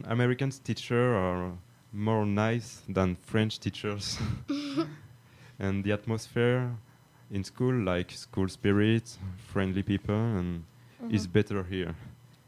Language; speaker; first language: English; non-native, fluent; French